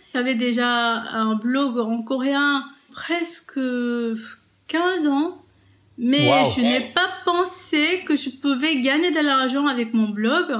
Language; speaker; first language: French; non-native, fluent; Korean